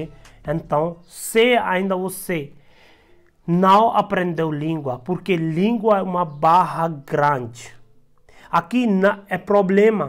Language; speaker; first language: Portuguese; non-native, learner; Hindi